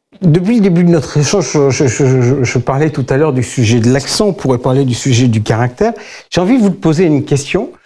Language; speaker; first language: French; native; French